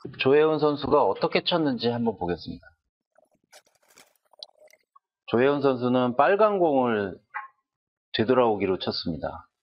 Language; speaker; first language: Korean; native; Korean